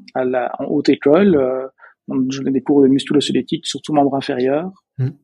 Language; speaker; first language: French; native; French